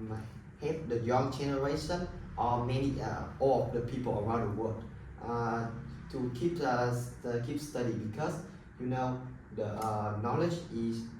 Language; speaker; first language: English; non-native, learner; Vietnamese